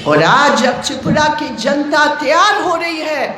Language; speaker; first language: Hindi; non-native, local second language; Bangla